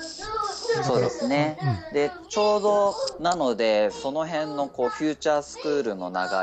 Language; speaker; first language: Japanese; native; Japanese